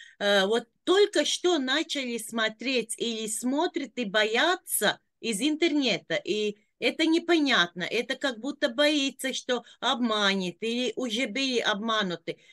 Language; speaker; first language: Russian; non-native, local second language; Latvian